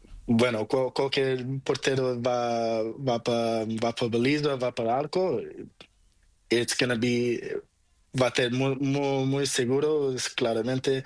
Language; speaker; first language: Spanish; non-native, learner; Portuguese